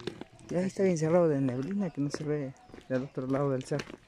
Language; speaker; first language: Spanish; native; Spanish